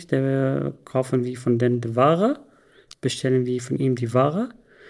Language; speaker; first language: German; non-native, learner; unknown